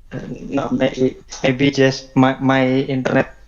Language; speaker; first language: English; non-native, learner; Indonesian